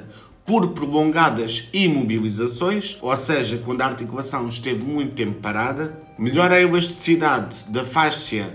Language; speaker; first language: Portuguese; native; Portuguese